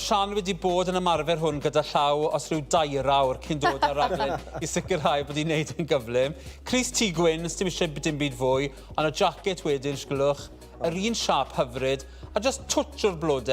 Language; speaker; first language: Welsh; native; Welsh